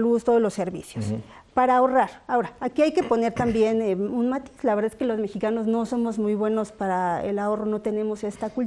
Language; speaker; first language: Spanish; native; Spanish